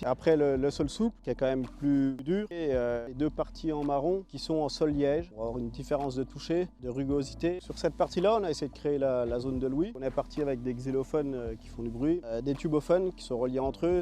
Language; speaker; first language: French; native; French